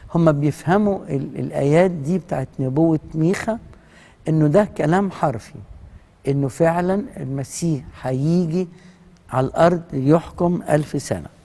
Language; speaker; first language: Egyptian Arabic; native; Egyptian Arabic